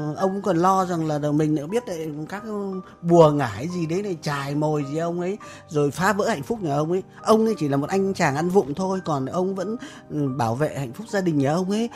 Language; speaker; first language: Vietnamese; native; Vietnamese